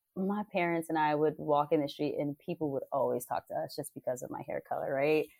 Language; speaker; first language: English; native; English